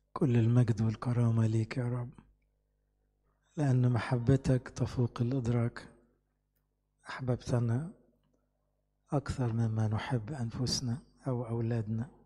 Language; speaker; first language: Arabic; native; Arabic